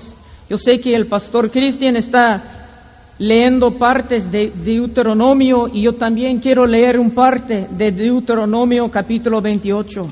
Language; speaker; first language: Spanish; non-native, fluent; English